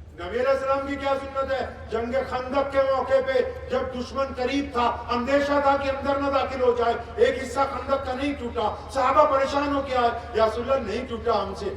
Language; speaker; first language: Urdu; non-native, local second language; Punjabi